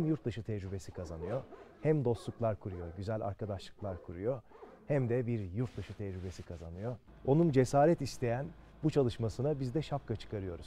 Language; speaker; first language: Turkish; native; Turkish